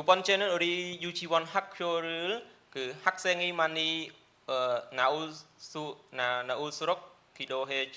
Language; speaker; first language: Korean; non-native, learner; Khmer